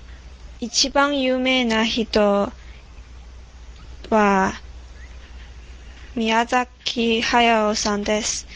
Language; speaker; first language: Japanese; non-native, learner; English